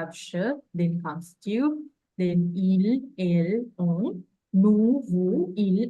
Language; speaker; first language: French; non-native, fluent; English